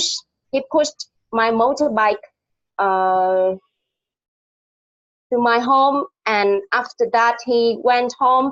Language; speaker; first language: English; non-native, learner; Vietnamese